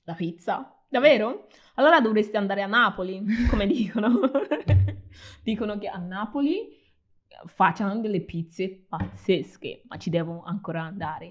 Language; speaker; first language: Italian; non-native, fluent; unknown